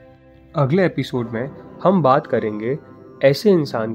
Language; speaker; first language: Hindi; native; Hindi